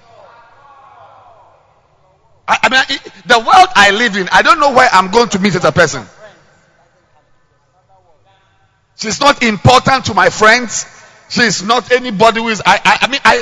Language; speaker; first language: English; non-native, local second language; Akan